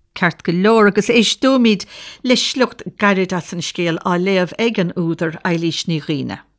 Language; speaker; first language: Irish; native; Irish